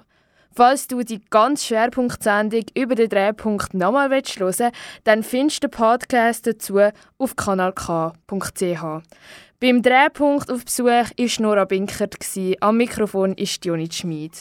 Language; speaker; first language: German; native; German